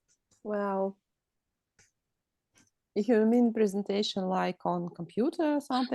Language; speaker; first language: English; non-native, learner; Russian